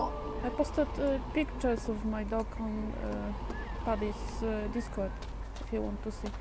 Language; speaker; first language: English; non-native, fluent; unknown